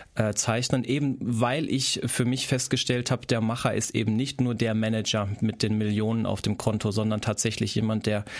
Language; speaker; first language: German; native; German